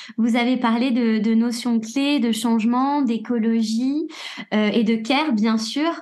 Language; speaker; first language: French; native; French